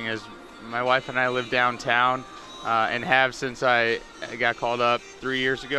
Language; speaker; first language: English; native; English